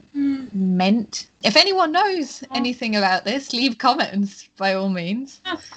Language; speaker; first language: English; non-native, fluent; German